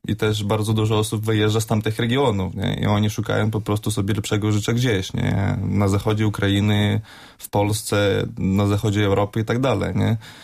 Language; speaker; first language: Polish; non-native, fluent; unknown